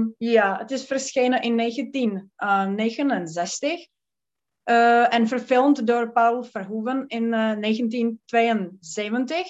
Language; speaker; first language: Dutch; non-native, learner; Czech